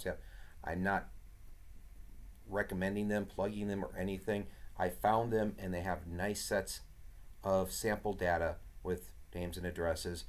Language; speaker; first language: English; native; English